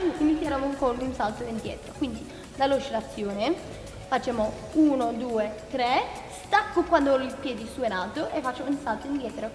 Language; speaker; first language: Italian; early bilingual, heritage; English